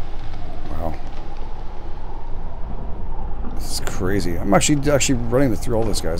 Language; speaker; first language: English; native; English